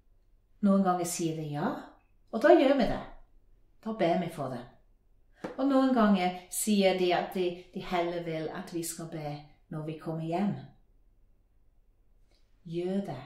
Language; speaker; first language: Norwegian; non-native, fluent; English